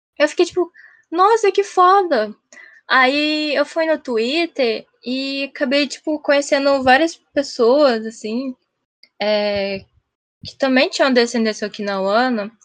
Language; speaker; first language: Portuguese; early bilingual, heritage; Japanese